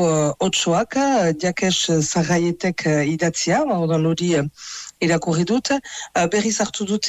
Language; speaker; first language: Basque; native; Basque